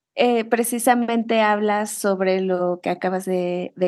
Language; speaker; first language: Spanish; native; Spanish